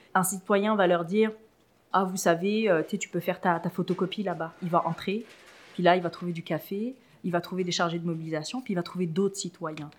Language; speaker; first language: French; early bilingual, other home language; Arabic